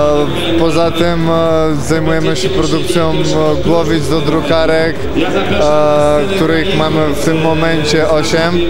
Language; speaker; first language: Polish; non-native, fluent; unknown